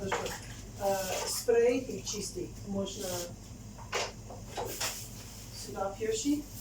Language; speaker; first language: Russian; non-native, learner; English